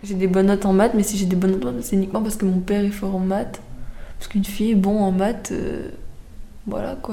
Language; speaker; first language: French; native; French